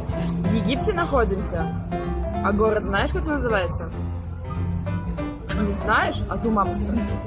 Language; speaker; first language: Russian; native; Russian